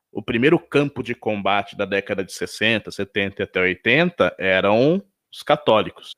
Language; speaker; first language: Portuguese; native; Portuguese